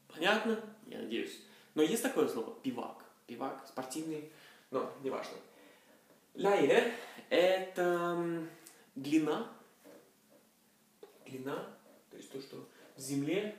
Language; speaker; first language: Russian; non-native, fluent; Norwegian